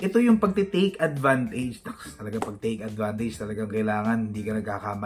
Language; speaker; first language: Filipino; native; Filipino